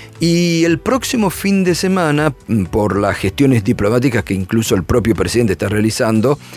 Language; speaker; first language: Spanish; native; Spanish